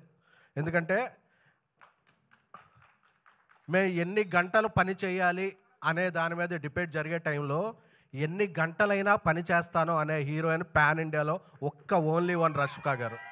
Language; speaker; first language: Telugu; native; Telugu